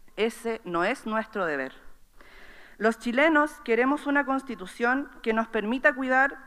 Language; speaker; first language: Spanish; native; Spanish